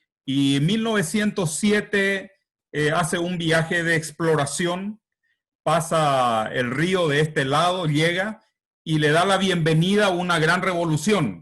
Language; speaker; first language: Spanish; native; Spanish